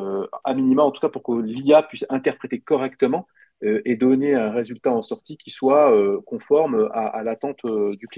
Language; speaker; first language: French; native; French